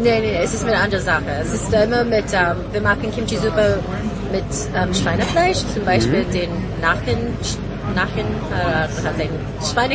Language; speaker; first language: German; non-native, learner; Korean